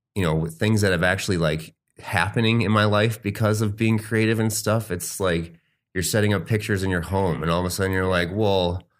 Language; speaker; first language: English; native; English